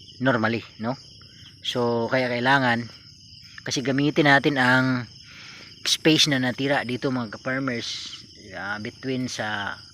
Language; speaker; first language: Filipino; non-native, local second language; Cebuano